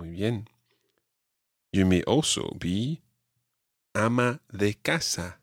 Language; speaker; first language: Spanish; non-native, fluent; English